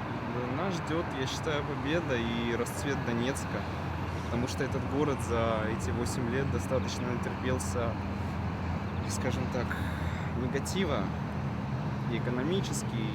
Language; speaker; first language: Russian; native; Russian